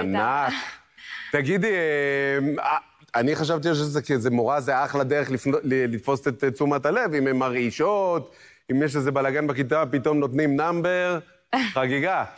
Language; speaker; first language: Hebrew; native; Hebrew